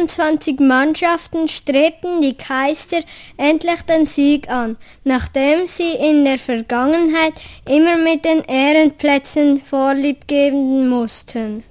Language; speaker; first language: German; native; German